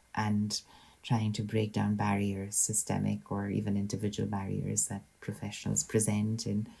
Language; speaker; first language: English; non-native, local second language; Hindi